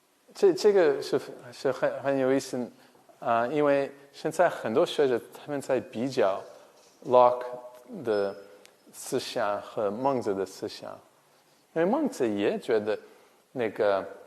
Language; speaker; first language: Chinese; non-native, fluent; English